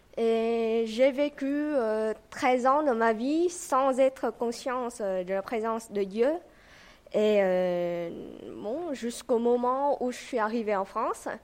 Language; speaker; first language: French; non-native, fluent; Vietnamese